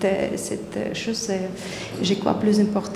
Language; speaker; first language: French; non-native, learner; Ukrainian